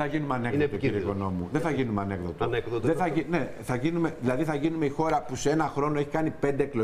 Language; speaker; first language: Greek; native; Greek